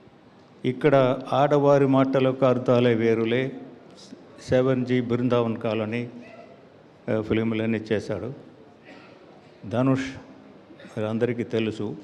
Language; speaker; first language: Telugu; non-native, learner; Tamil